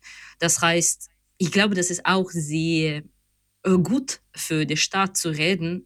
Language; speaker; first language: German; non-native, fluent; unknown